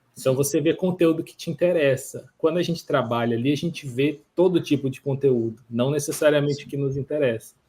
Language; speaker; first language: Portuguese; native; Portuguese